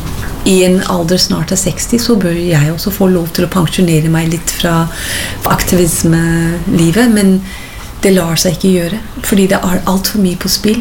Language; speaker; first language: Norwegian; non-native, fluent; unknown